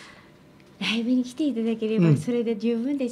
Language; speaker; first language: Japanese; native; Japanese